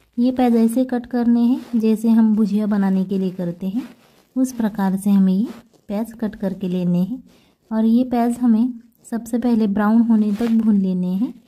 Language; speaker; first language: Hindi; non-native, local second language; Marathi